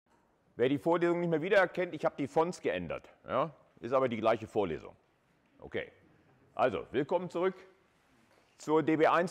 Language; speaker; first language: German; native; German